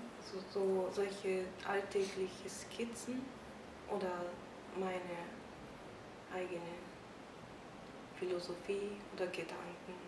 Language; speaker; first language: German; non-native, fluent; Japanese